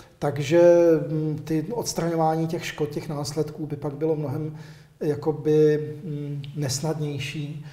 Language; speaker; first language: Czech; native; Czech